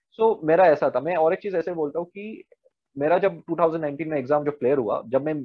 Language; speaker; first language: Hindi; non-native, local second language; Marathi